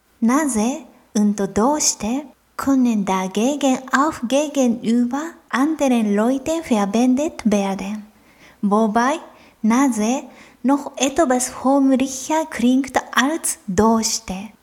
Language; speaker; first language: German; non-native, fluent; Japanese